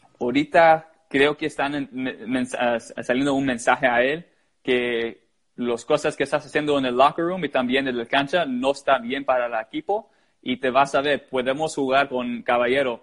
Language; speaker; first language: Spanish; early bilingual, heritage; English